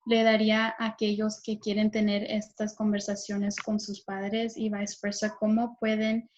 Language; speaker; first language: Spanish; early bilingual, heritage; Spanish